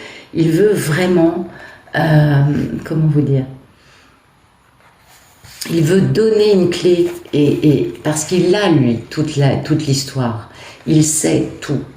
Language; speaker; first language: French; native; French